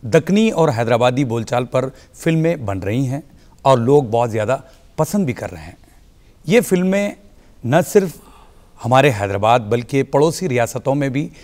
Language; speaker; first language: Hindi; native; Hindi